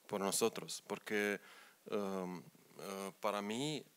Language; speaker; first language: Spanish; non-native, learner; Romanian